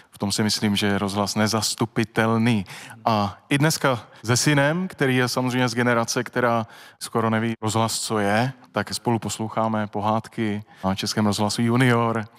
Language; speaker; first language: Czech; native; Czech